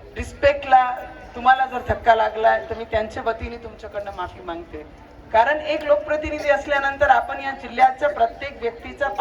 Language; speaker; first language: Marathi; non-native, local second language; Punjabi